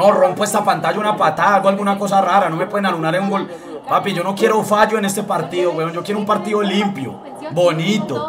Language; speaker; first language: Spanish; native; Spanish